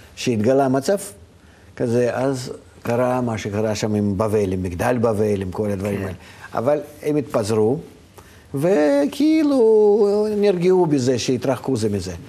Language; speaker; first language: Hebrew; non-native, fluent; Russian